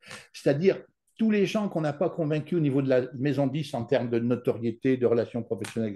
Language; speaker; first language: French; native; French